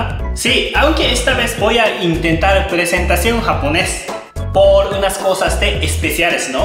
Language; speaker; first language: Spanish; non-native, learner; Japanese